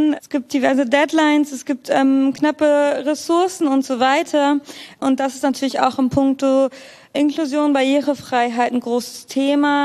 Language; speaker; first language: German; native; German